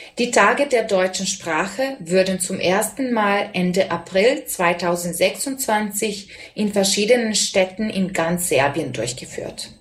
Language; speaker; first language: German; non-native, fluent; Serbian